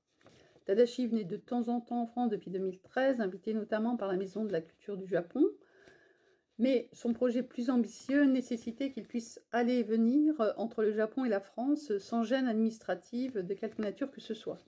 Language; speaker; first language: French; native; French